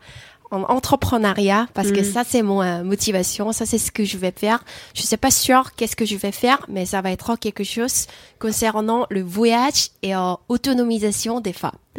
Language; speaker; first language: French; non-native, fluent; Korean